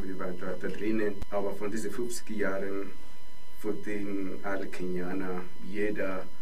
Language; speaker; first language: German; non-native, fluent; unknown